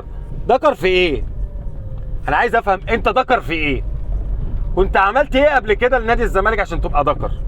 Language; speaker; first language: Arabic; native; Arabic